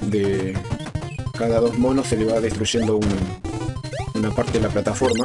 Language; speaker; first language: Spanish; native; Spanish